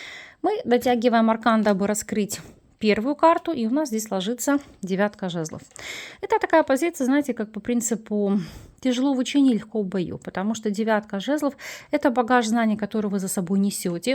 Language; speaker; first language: Russian; native; Russian